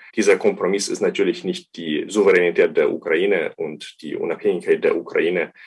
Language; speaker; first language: German; non-native, fluent; Ukrainian